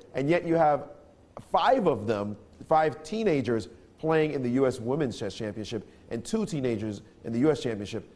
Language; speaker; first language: English; native; English